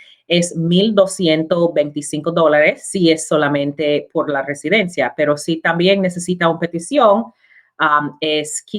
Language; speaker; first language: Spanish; non-native, learner; English